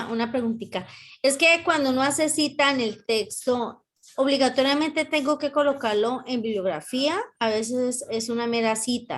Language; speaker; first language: Spanish; native; Spanish